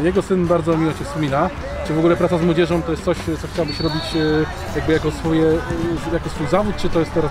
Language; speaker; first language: Polish; native; Polish